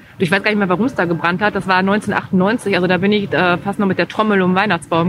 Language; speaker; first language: German; native; German